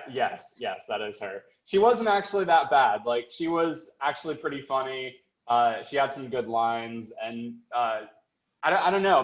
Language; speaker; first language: English; native; English